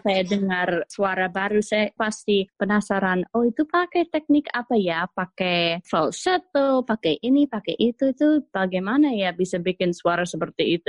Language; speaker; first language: Indonesian; non-native, fluent; English